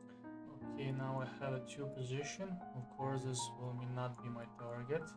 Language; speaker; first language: English; non-native, fluent; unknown